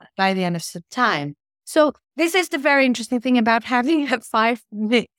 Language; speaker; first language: English; non-native, fluent; Portuguese